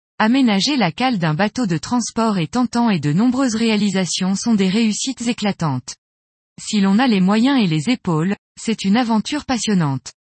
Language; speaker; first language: French; native; French